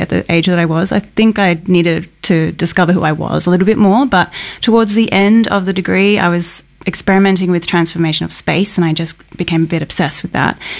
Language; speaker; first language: English; native; English